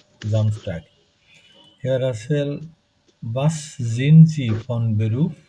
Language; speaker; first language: German; non-native, fluent; Bangla